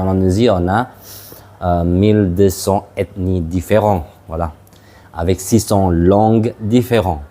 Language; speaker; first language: French; non-native, fluent; Madurese